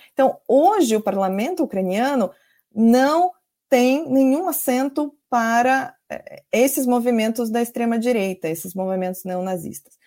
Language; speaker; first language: Portuguese; non-native, fluent; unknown